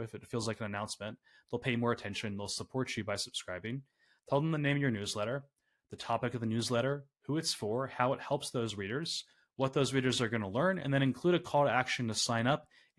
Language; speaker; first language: English; native; English